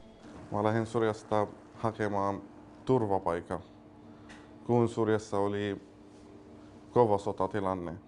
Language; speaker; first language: Finnish; non-native, learner; Arabic